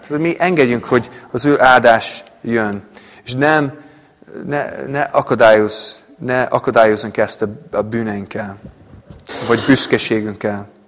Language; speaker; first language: Hungarian; non-native, fluent; English